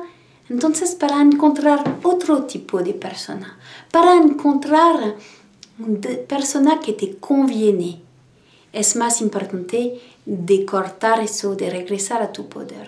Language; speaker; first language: Spanish; non-native, learner; French